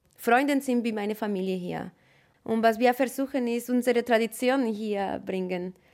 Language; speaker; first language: German; non-native, fluent; Spanish